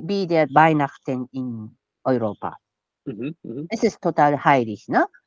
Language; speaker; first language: German; non-native, fluent; Japanese